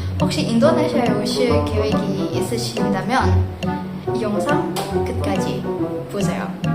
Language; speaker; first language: Korean; non-native, fluent; Indonesian